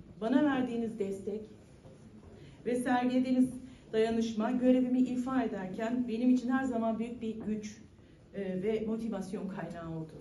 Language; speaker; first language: Turkish; native; Turkish